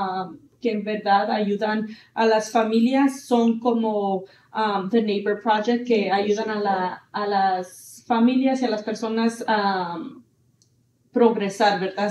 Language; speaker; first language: Spanish; early bilingual, heritage; Spanish